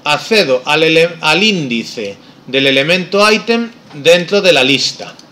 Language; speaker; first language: Spanish; non-native, local second language; Galician